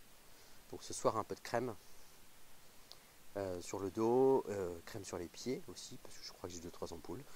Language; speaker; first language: French; native; French